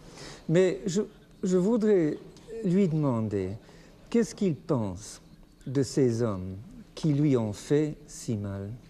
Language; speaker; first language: French; non-native, fluent; English